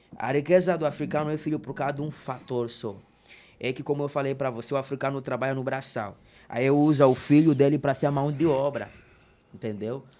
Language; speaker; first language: Portuguese; non-native, local second language; Makhuwa